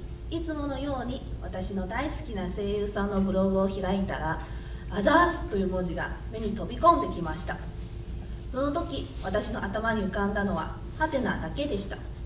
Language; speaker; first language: Japanese; non-native, fluent; Chinese